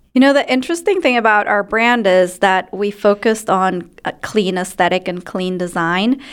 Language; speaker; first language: English; non-native, fluent; Spanish